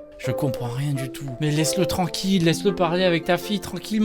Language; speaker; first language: French; native; French